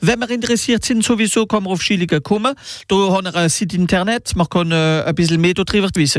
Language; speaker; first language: German; non-native, local second language; Swiss German